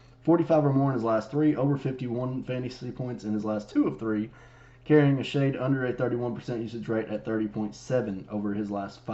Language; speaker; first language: English; native; English